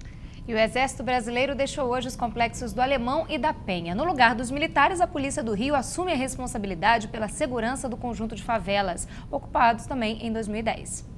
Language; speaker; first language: Portuguese; native; Portuguese